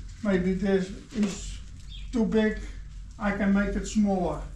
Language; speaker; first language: English; non-native, learner; Dutch